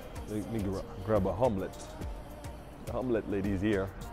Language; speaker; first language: English; non-native, fluent; French